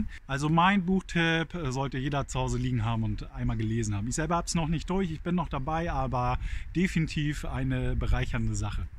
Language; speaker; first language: German; native; German